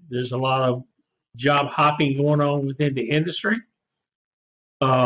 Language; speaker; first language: English; native; English